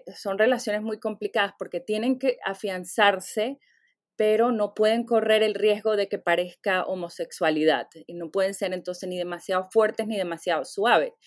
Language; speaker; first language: Spanish; native; Spanish